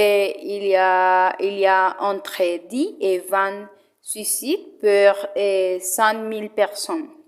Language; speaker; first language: French; non-native, learner; Spanish